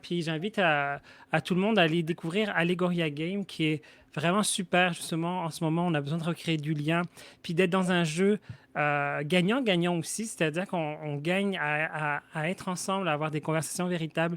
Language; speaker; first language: French; native; French